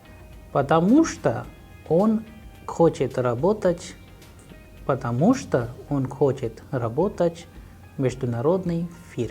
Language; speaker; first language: Russian; non-native, fluent; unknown